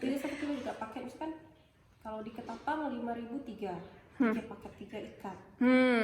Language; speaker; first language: Indonesian; native; Indonesian